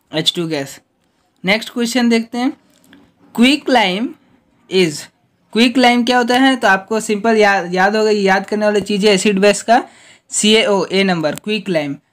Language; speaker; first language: Hindi; native; Hindi